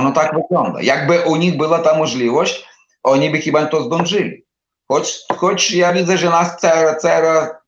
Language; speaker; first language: Polish; non-native, learner; Ukrainian